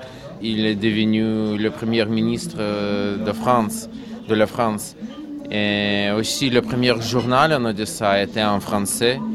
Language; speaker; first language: French; non-native, learner; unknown